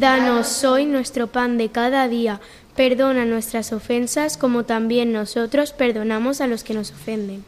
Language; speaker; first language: Spanish; native; Spanish